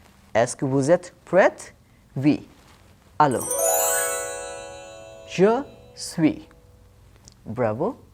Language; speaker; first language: French; non-native, fluent; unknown